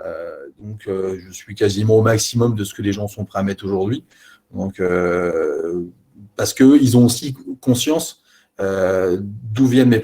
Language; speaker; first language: French; native; French